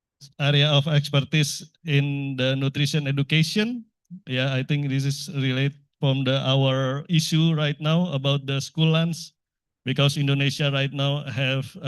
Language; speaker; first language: English; non-native, fluent; Indonesian